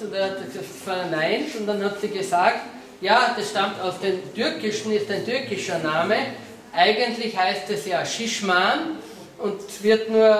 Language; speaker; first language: German; non-native, fluent; Slovenian